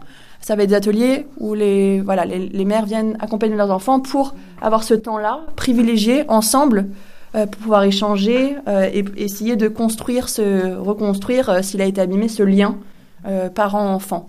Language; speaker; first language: French; native; French